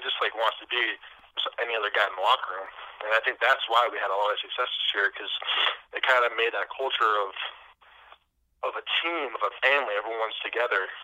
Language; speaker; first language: English; native; English